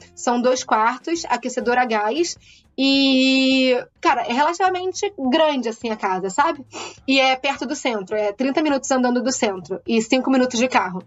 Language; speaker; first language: Portuguese; native; Portuguese